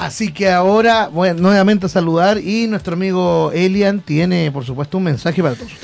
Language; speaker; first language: Spanish; native; Spanish